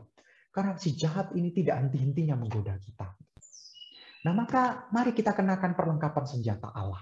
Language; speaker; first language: Indonesian; native; Indonesian